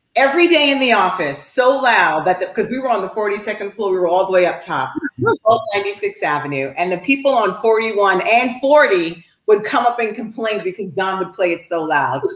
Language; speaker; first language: English; native; English